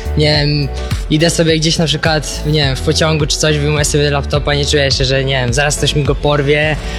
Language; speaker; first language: Polish; native; Polish